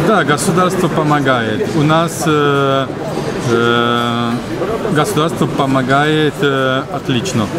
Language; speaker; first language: Russian; non-native, learner; Slovak